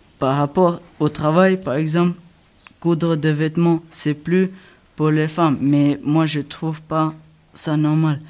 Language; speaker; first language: French; non-native, learner; Albanian